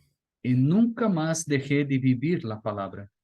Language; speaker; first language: Spanish; non-native, fluent; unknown